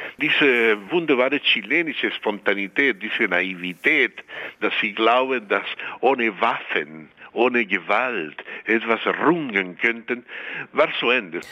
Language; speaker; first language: German; non-native, fluent; Spanish